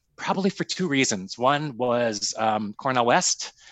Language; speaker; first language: English; native; English